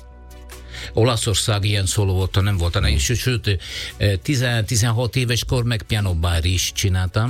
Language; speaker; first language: Hungarian; non-native, learner; Italian